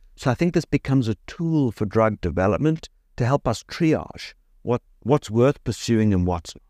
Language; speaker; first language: English; native; English